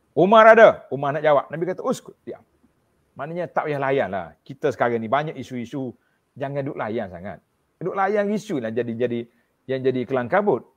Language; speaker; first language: Malay; native; Malay